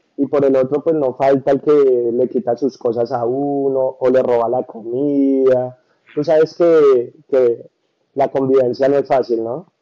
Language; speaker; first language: Spanish; native; Spanish